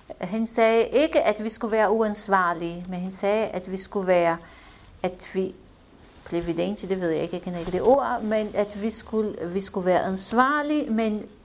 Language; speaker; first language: Danish; non-native, fluent; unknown